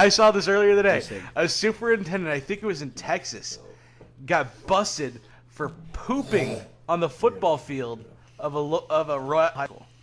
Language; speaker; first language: English; native; English